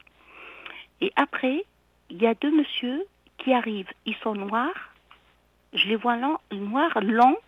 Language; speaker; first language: French; non-native, local second language; Arabic